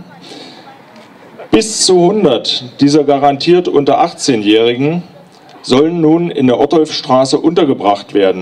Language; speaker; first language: German; native; German